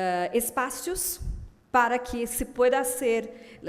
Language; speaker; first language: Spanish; non-native, fluent; Portuguese